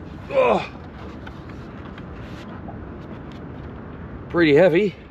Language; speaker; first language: English; non-native, fluent; Dutch